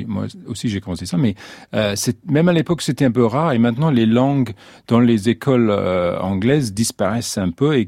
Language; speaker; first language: French; non-native, fluent; English